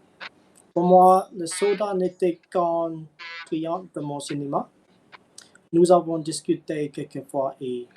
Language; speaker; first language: French; non-native, learner; English